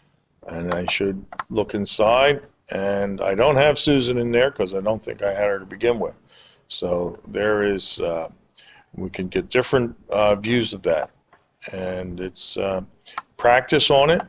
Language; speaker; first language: English; native; English